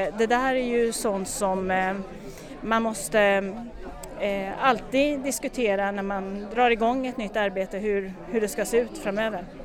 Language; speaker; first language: Swedish; native; Swedish